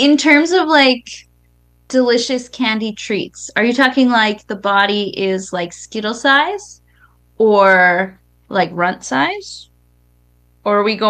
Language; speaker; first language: English; native; English